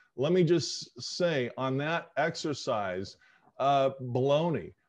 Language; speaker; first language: English; native; English